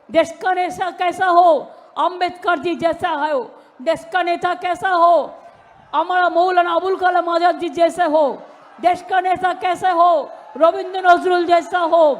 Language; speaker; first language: Hindi; non-native, local second language; Bangla